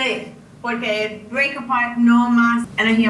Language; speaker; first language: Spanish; non-native, learner; English